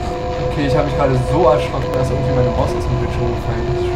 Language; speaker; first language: German; native; German